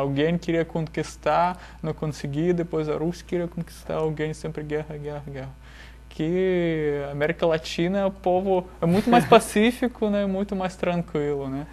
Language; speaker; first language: Portuguese; non-native, fluent; Russian